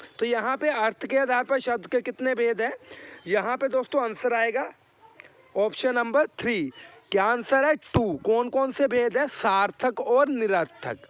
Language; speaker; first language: Hindi; native; Hindi